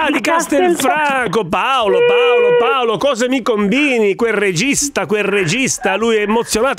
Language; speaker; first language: Italian; native; Italian